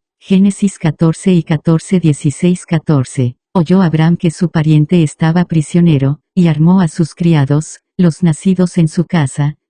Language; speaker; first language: Spanish; native; Spanish